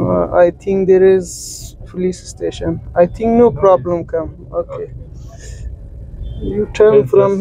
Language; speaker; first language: English; non-native, learner; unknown